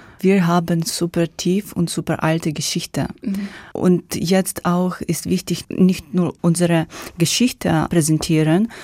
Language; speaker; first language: German; non-native, learner; Ukrainian